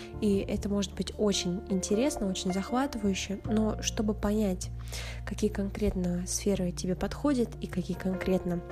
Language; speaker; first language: Russian; native; Russian